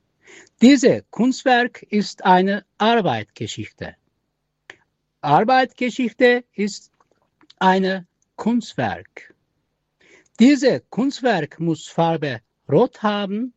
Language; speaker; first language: German; non-native, learner; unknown